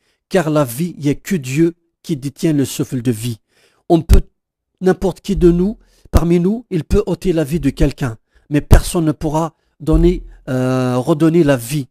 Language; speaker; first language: French; non-native, local second language; Kabyle